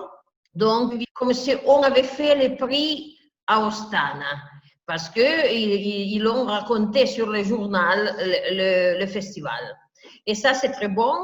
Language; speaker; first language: French; non-native, fluent; Italian